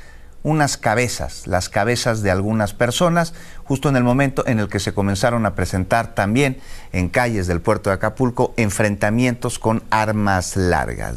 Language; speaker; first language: Spanish; native; Spanish